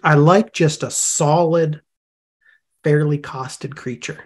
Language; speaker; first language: English; native; English